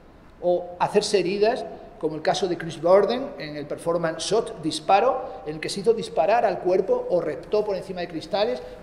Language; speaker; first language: Spanish; native; Spanish